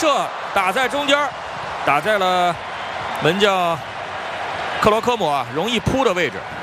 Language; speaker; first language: Chinese; native; Chinese